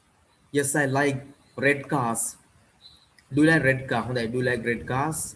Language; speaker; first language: English; non-native, local second language; Sinhala